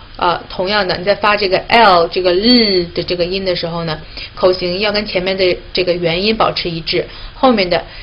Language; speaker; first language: Chinese; native; Chinese